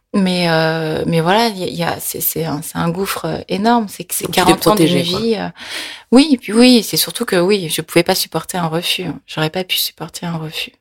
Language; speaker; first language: French; early bilingual, other home language; Korean